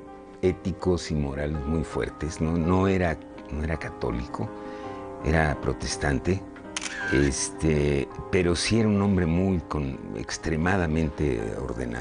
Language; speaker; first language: Spanish; native; Spanish